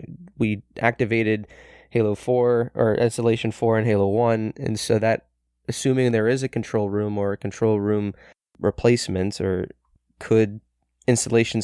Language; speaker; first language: English; native; English